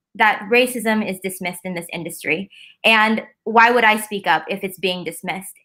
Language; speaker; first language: English; native; English